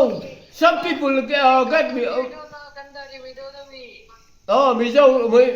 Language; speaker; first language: English; non-native, learner; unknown